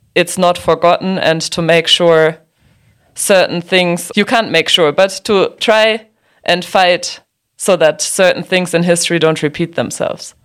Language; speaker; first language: English; non-native, fluent; German